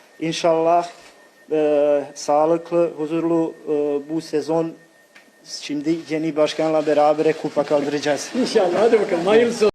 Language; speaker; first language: Turkish; non-native, fluent; Bosnian